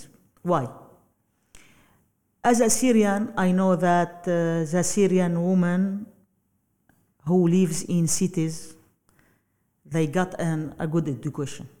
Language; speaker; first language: English; non-native, learner; Arabic